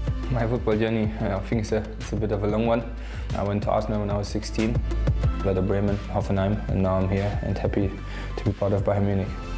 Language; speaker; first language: English; non-native, fluent; German